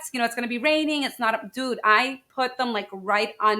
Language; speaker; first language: English; native; English